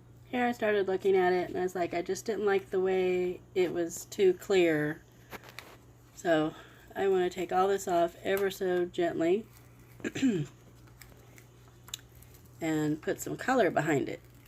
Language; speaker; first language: English; native; English